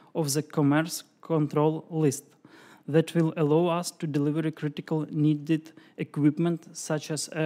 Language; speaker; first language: English; non-native, fluent; Ukrainian